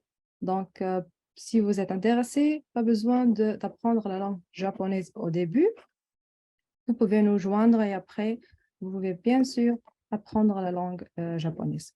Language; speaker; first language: French; non-native, local second language; Arabic